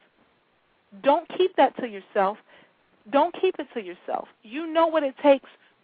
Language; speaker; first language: English; native; English